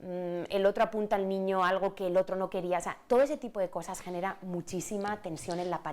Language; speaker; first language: Spanish; native; Spanish